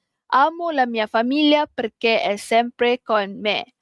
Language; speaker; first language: Italian; non-native, learner; Malay